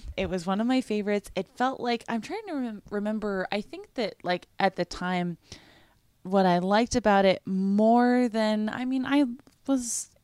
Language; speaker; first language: English; native; English